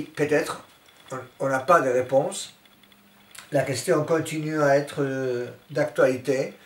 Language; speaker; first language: French; non-native, fluent; Spanish